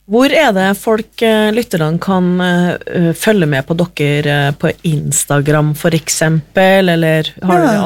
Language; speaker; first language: Norwegian; native; Norwegian